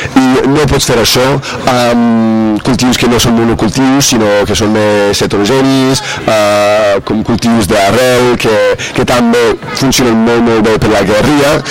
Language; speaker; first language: Catalan; non-native, fluent; English